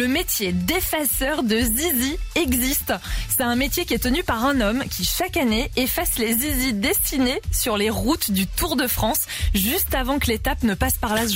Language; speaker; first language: French; native; French